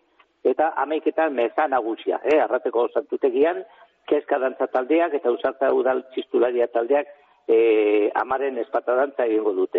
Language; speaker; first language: Basque; native; Basque